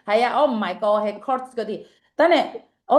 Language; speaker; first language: Chinese; non-native, fluent; Indonesian